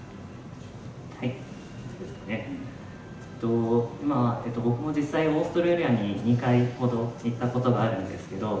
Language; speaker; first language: Japanese; native; Japanese